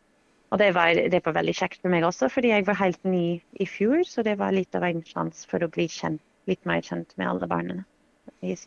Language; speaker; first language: Norwegian; non-native, fluent; English